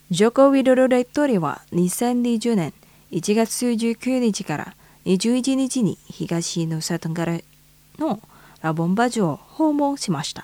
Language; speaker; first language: Japanese; non-native, fluent; Indonesian